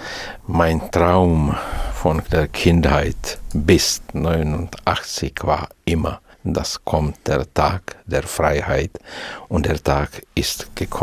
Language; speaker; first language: German; non-native, fluent; Czech